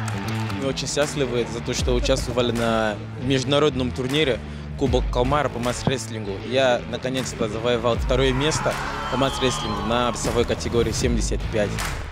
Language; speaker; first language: Russian; non-native, learner; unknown